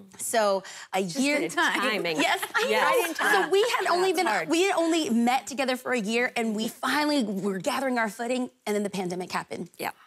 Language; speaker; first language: English; native; English